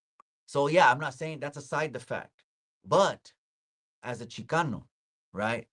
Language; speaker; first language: English; early bilingual, other home language; Spanish